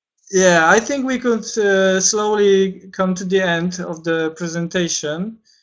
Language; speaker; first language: English; non-native, learner; Polish